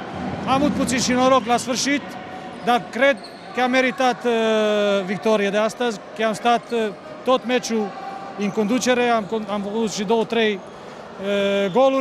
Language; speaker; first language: Romanian; non-native, fluent; Serbian